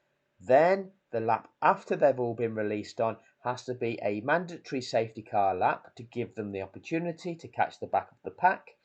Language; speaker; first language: English; native; English